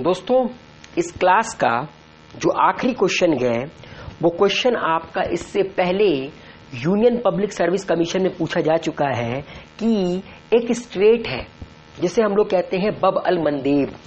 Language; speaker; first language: Hindi; native; Hindi